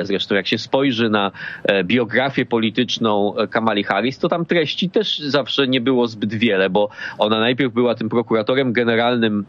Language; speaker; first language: Polish; native; Polish